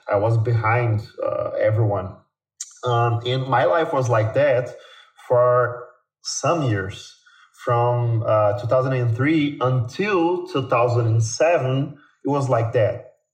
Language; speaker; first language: English; non-native, fluent; Portuguese